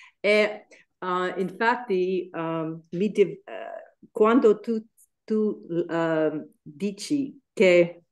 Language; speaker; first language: Italian; non-native, learner; English